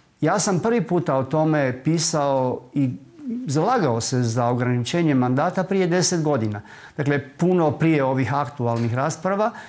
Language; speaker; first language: Croatian; native; Croatian